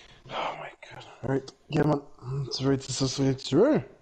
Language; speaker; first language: French; native; French